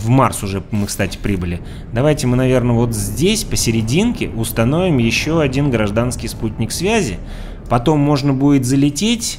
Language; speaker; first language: Russian; native; Russian